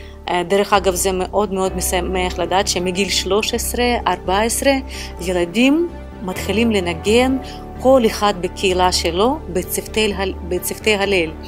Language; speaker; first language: Hebrew; non-native, fluent; Russian